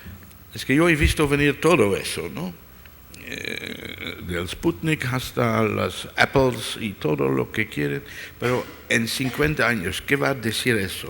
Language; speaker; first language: Spanish; non-native, fluent; Dutch